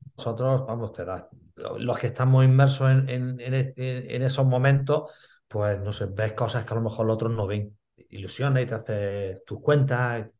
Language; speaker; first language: Spanish; native; Spanish